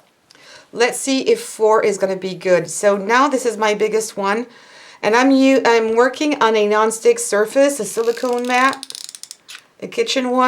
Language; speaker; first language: English; non-native, fluent; French